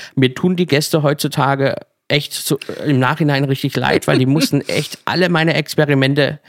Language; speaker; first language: German; native; German